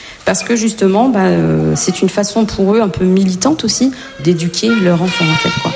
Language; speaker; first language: French; native; French